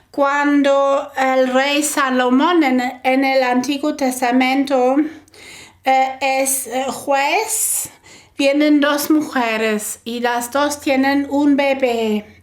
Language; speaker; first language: Spanish; non-native, fluent; German